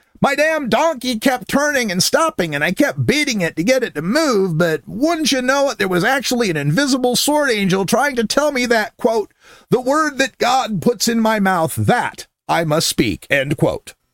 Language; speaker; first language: English; native; English